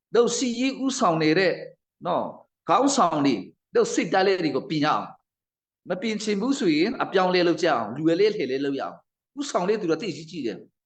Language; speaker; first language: Burmese; non-native, local second language; Hakha Chin